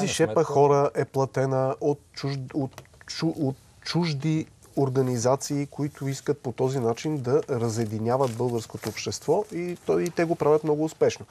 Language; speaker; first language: Bulgarian; native; Bulgarian